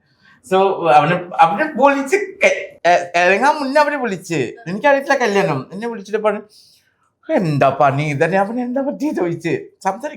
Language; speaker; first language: Malayalam; non-native, fluent; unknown